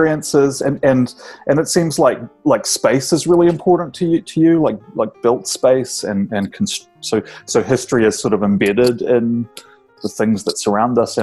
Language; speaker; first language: English; native; English